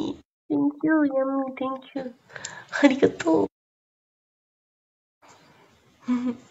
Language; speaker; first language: English; non-native, learner; Italian